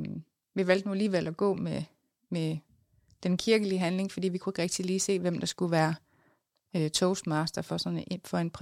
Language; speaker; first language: Danish; native; Danish